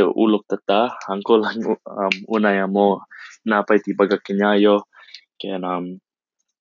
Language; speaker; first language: English; non-native, local second language; Iloko